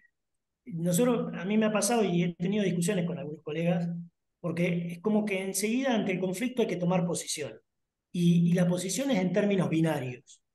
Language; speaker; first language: Spanish; native; Spanish